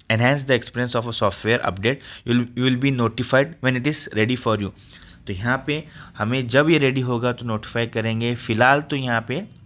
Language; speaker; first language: Hindi; native; Hindi